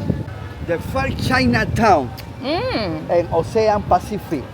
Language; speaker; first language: English; non-native, learner; Spanish